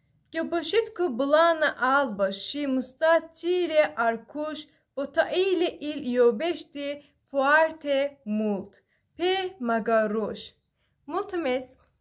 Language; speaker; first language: Romanian; non-native, learner; Azerbaijani